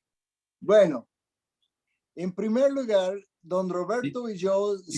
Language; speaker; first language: Spanish; non-native, fluent; English